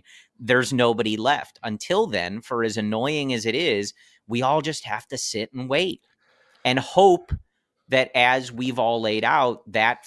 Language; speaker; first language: English; native; English